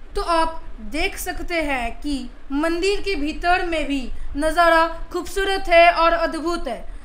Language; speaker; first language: Hindi; non-native, local second language; Assamese